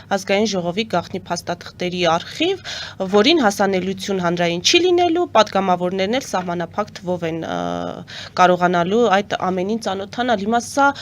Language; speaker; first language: Armenian; native; Armenian